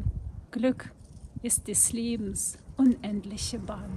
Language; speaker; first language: German; non-native, fluent; Russian